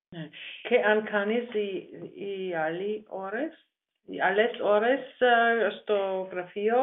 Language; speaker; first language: Greek; non-native, learner; German